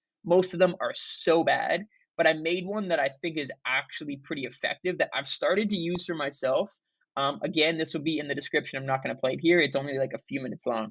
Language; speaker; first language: English; native; English